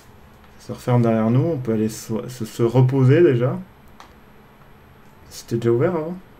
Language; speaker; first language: French; native; French